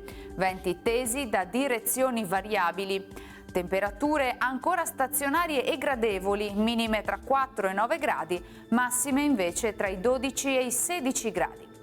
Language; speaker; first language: Italian; native; Italian